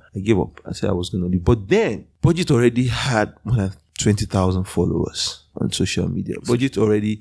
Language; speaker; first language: English; non-native, local second language; Yoruba